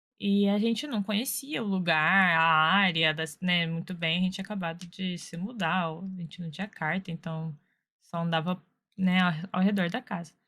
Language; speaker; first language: Portuguese; native; Portuguese